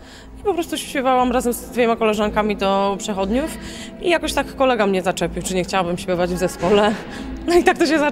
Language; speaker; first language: Polish; native; Polish